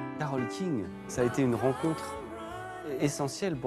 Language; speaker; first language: French; native; French